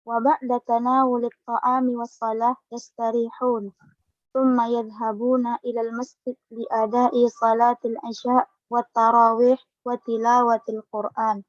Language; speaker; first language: Arabic; non-native, learner; Indonesian